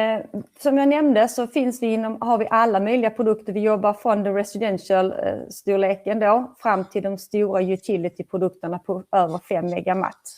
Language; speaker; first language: Swedish; native; Swedish